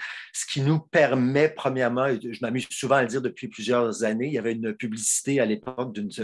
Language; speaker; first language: French; native; French